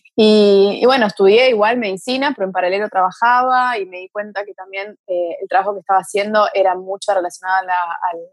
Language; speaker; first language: Spanish; early bilingual, other home language; Portuguese